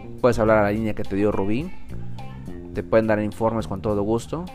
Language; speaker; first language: Spanish; native; Spanish